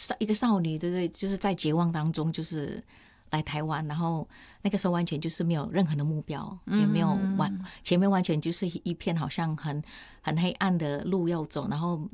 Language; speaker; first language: Chinese; early bilingual, heritage; Chinese